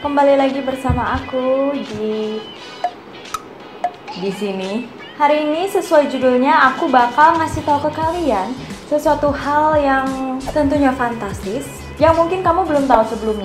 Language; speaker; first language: Indonesian; non-native, fluent; Korean